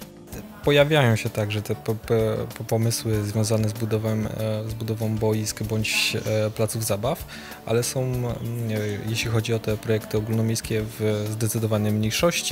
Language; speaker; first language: Polish; native; Polish